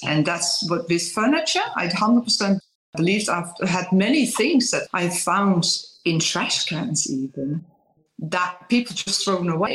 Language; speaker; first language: English; non-native, fluent; Dutch